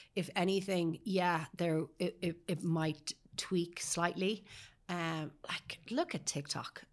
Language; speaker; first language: English; native; English